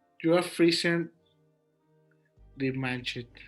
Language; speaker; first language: English; non-native, learner; Spanish